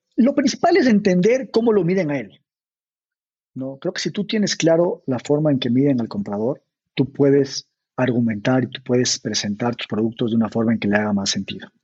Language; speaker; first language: Spanish; native; Spanish